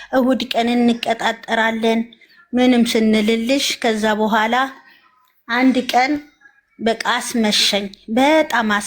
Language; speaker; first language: Amharic; native; Amharic